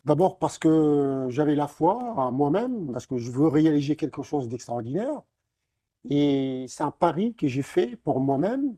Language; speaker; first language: French; non-native, local second language; Arabic